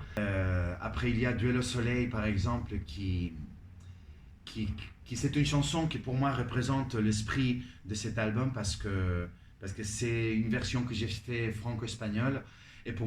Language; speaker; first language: French; non-native, fluent; Spanish